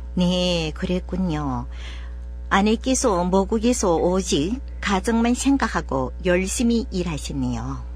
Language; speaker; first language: Korean; native; Korean